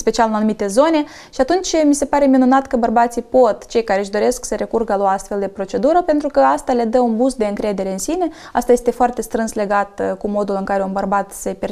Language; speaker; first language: Romanian; native; Romanian